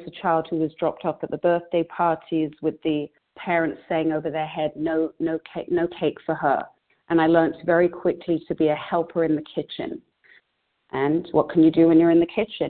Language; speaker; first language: English; native; English